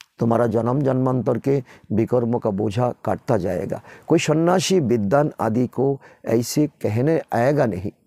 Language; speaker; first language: Hindi; non-native, local second language; Bangla